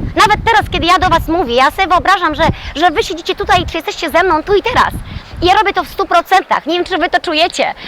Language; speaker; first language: Polish; native; Polish